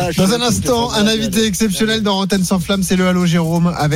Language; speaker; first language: French; native; French